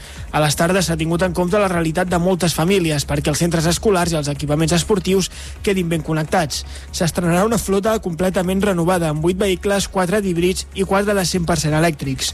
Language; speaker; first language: Catalan; native; Catalan